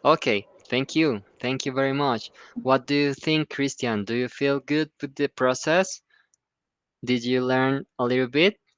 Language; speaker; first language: English; non-native, fluent; Spanish